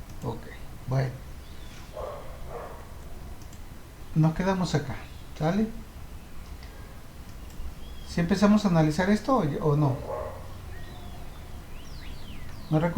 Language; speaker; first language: Spanish; native; Spanish